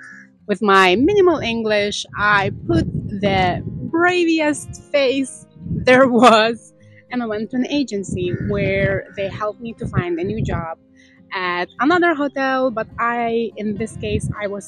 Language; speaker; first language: English; non-native, fluent; Lithuanian